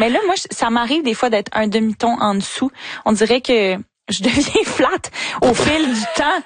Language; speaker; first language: French; native; French